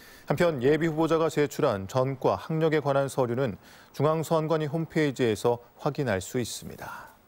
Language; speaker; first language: Korean; native; Korean